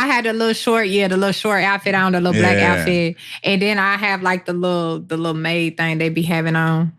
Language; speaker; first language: English; native; English